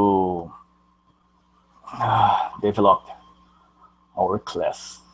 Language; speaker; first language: English; non-native, learner; Portuguese